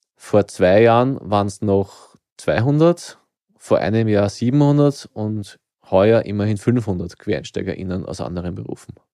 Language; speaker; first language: German; native; German